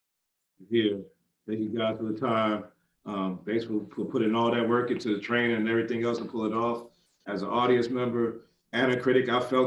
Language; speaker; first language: English; native; English